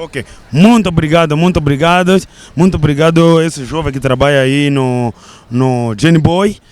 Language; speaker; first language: Portuguese; non-native, learner; Kinyarwanda